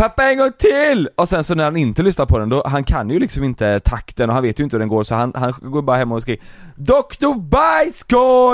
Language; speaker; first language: Swedish; native; Swedish